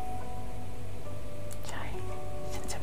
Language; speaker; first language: Thai; native; Thai